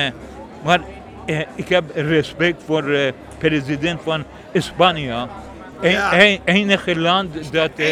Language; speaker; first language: Dutch; non-native, learner; Persian